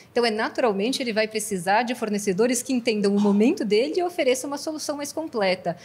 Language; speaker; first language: Portuguese; native; Portuguese